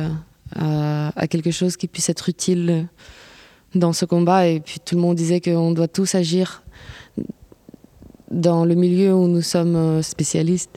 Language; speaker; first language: French; non-native, fluent; Ukrainian